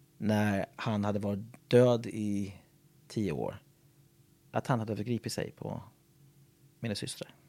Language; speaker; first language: Swedish; non-native, fluent; English